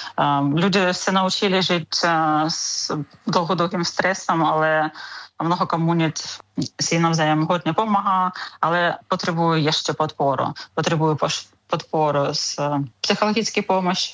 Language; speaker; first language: Czech; non-native, learner; Ukrainian